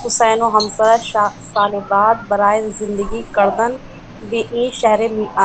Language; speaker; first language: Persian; non-native, learner; Urdu